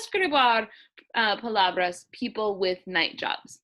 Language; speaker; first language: Spanish; non-native, learner; English